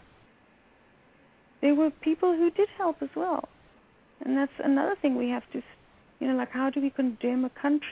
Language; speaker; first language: English; native; English